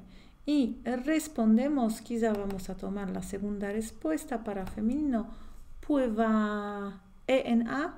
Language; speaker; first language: Spanish; non-native, fluent; Polish